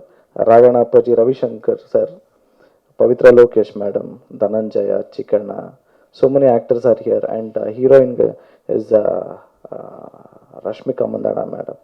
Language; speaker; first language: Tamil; non-native, learner; Kannada